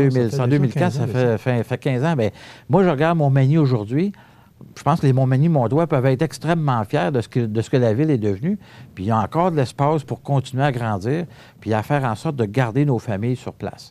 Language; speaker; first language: French; native; French